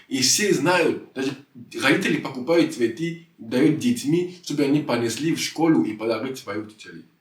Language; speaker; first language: Russian; non-native, fluent; French